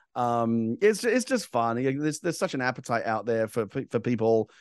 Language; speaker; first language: English; native; English